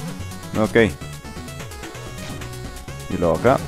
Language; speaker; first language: Spanish; native; Spanish